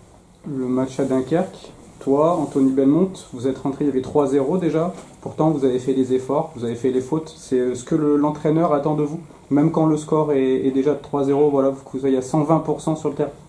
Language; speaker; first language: French; native; French